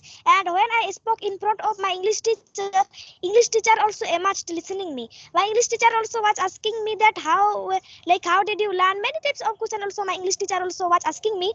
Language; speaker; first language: English; non-native, learner; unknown